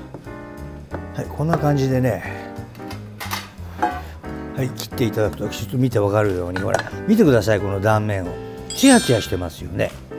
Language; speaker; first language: Japanese; native; Japanese